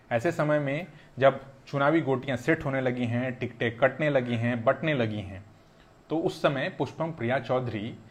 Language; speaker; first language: Hindi; native; Hindi